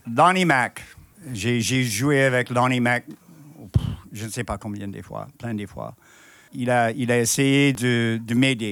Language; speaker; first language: French; non-native, fluent; English